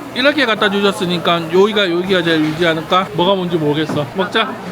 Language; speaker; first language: Korean; native; Korean